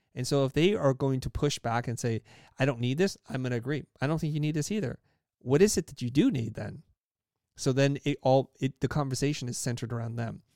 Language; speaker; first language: English; early bilingual, other home language; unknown